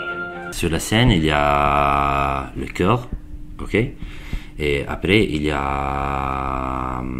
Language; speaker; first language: French; non-native, learner; Italian